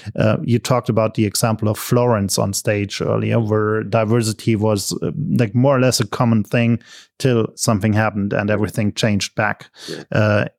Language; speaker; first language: English; non-native, fluent; German